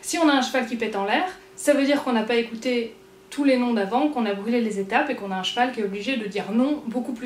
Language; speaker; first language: French; native; French